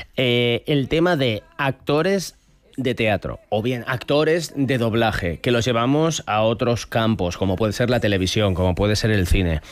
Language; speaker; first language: Spanish; native; Spanish